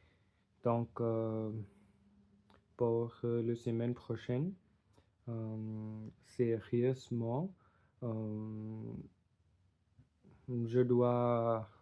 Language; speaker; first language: French; non-native, learner; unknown